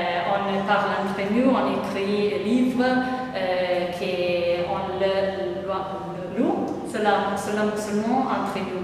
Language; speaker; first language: French; non-native, fluent; Italian